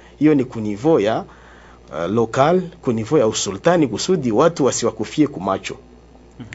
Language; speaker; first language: Swahili; non-native, local second language; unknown